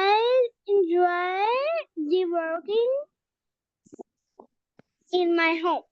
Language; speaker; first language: English; non-native, learner; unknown